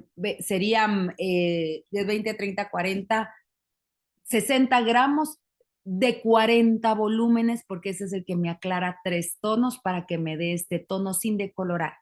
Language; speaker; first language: Spanish; native; Spanish